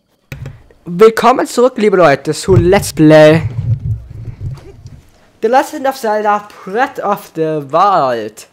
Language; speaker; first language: German; native; German